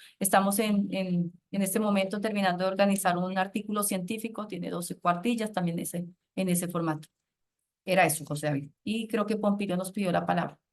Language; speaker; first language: Spanish; native; Spanish